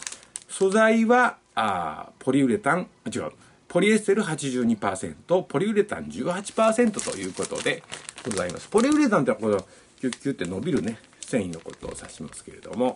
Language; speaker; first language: Japanese; native; Japanese